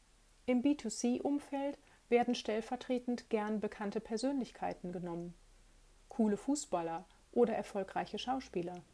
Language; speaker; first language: German; native; German